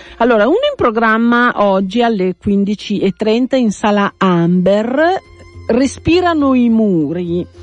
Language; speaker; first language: Italian; native; Italian